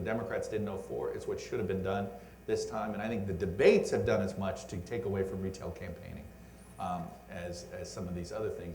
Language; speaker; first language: English; native; English